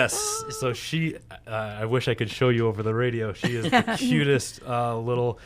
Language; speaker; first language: English; native; English